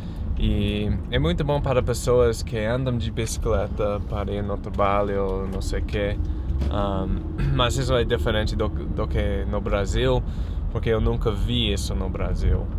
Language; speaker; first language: Portuguese; non-native, fluent; English